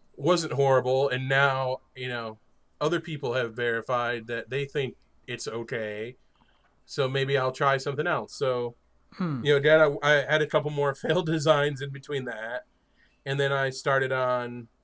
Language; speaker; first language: English; native; English